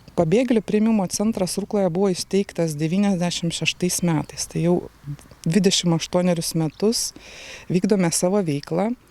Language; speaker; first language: Lithuanian; native; Lithuanian